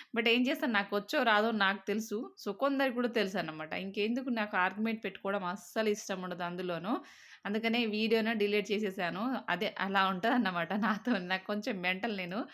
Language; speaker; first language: Telugu; native; Telugu